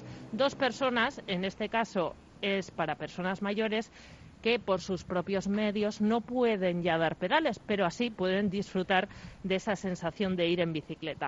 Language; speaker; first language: Spanish; native; Spanish